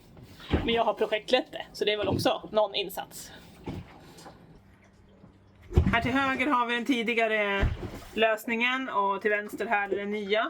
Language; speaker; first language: Swedish; native; Swedish